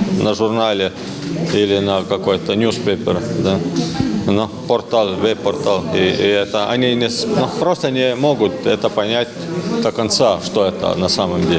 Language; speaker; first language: Russian; non-native, learner; Estonian